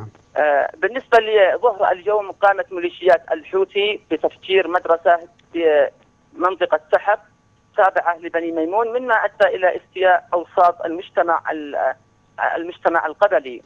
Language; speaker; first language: Arabic; native; Arabic